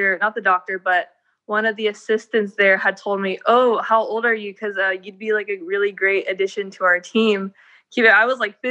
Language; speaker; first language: English; native; English